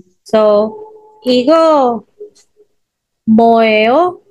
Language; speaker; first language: Korean; non-native, fluent; Filipino